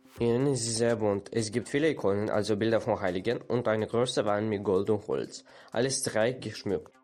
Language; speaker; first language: German; non-native, learner; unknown